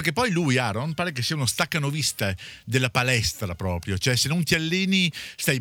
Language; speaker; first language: Italian; native; Italian